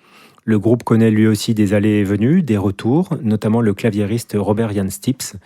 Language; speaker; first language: French; native; French